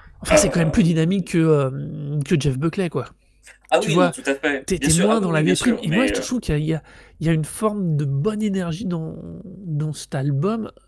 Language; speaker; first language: French; native; French